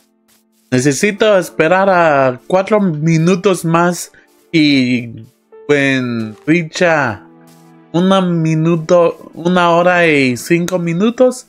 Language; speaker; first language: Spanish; non-native, learner; English